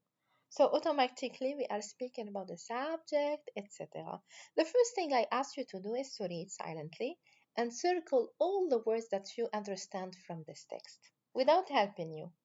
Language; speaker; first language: English; non-native, fluent; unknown